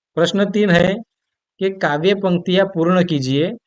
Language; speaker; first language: Hindi; non-native, local second language; Gujarati